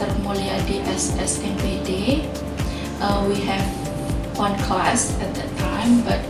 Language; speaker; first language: English; non-native, fluent; Indonesian